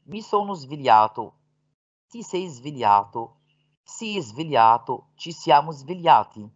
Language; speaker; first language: Italian; non-native, fluent; Arabic